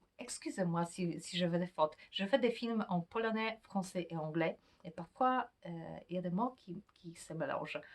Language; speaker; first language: French; non-native, fluent; Polish